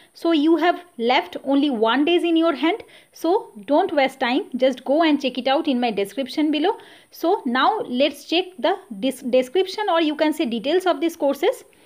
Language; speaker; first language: English; non-native, local second language; Bangla